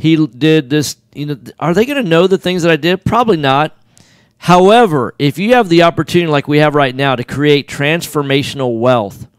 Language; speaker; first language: English; native; English